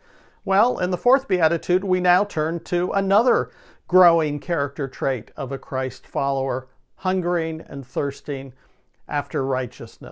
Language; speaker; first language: English; native; English